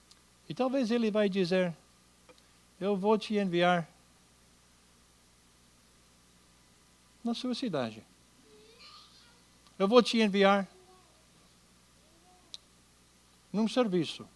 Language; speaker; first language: Portuguese; non-native, fluent; English